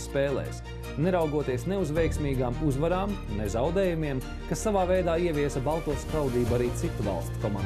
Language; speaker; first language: Latvian; native; Latvian